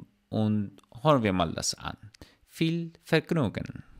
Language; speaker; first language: German; non-native, learner; Persian